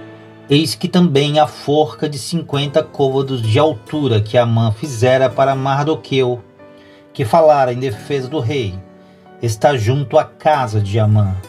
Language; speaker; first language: Portuguese; native; Portuguese